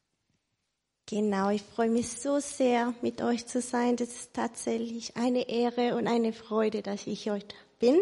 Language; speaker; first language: German; non-native, fluent; Spanish